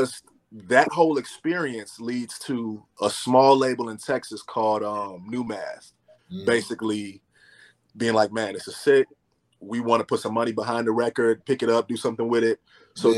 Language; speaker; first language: English; native; English